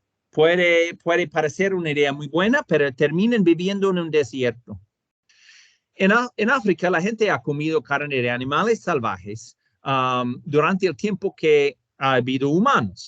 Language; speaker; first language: Spanish; non-native, fluent; English